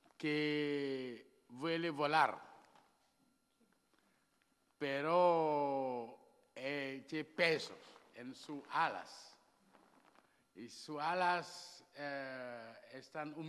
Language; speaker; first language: Spanish; non-native, learner; Wolof